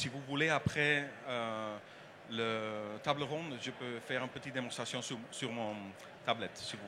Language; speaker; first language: French; non-native, learner; Dutch